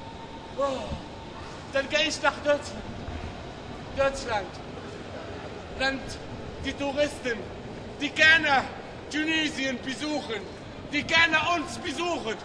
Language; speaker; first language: German; non-native, learner; Arabic